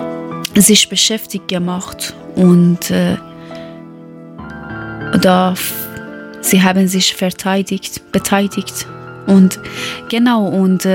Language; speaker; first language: German; non-native, learner; Persian